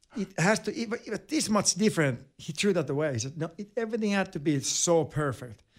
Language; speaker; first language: English; non-native, fluent; Finnish